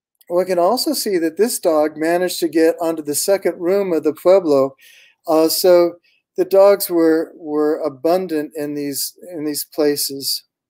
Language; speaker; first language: English; native; English